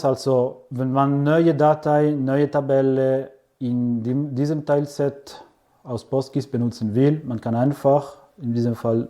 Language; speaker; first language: German; non-native, fluent; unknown